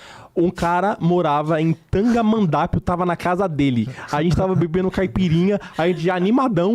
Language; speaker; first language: Portuguese; native; Portuguese